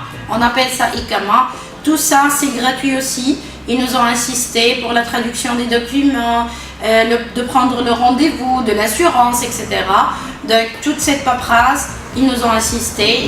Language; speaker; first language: French; non-native, local second language; Arabic